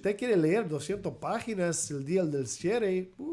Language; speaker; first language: Spanish; early bilingual, heritage; English